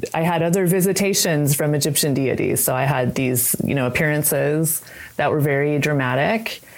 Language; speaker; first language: English; native; English